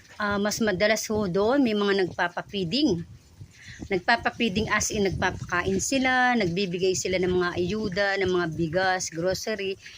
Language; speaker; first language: Filipino; non-native, local second language; Bikol